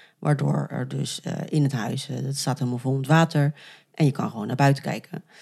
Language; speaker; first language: Dutch; native; Dutch